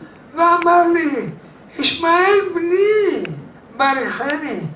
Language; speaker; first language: Hebrew; native; Hebrew